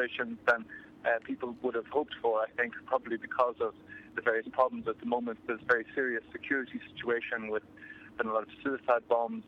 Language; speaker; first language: English; native; English